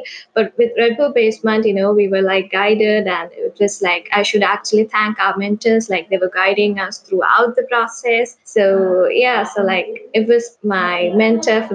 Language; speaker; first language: English; non-native, local second language; Sinhala